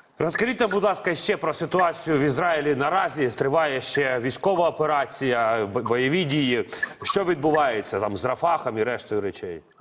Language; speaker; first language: Ukrainian; native; Ukrainian